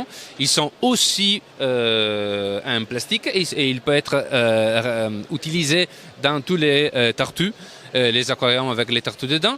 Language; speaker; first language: French; non-native, learner; Italian